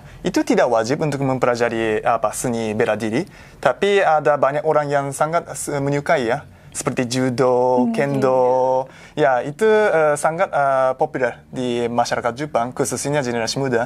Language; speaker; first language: Indonesian; non-native, fluent; Japanese